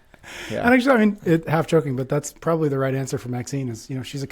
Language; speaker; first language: English; native; English